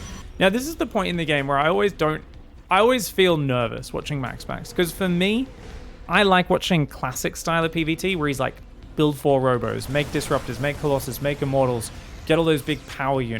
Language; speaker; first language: English; native; English